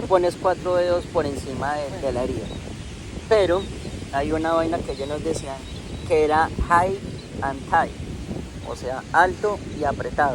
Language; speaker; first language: Spanish; native; Spanish